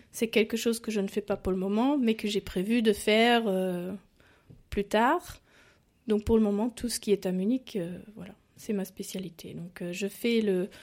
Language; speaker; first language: French; non-native, fluent; German